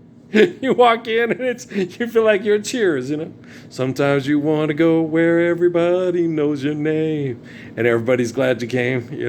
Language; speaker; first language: English; native; English